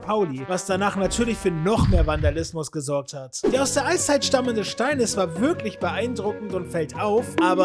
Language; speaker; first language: German; native; German